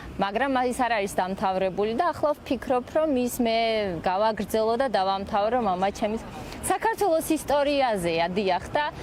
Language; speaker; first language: Georgian; non-native, local second language; Azerbaijani